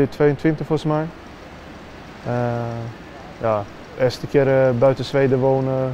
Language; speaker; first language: Dutch; non-native, fluent; Swedish